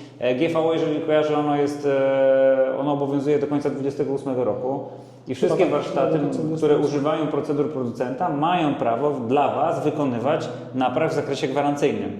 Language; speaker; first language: Polish; native; Polish